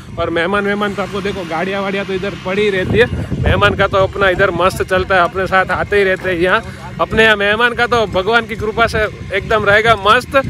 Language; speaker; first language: Hindi; non-native, local second language; Gujarati